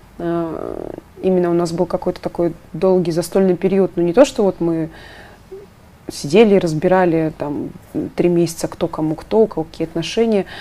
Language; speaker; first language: Russian; native; Russian